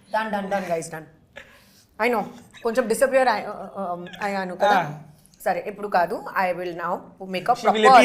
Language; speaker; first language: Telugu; non-native, local second language; Hindi